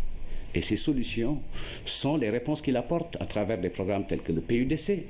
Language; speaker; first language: French; non-native, local second language; Wolof